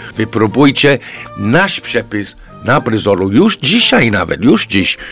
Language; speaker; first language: Polish; non-native, fluent; English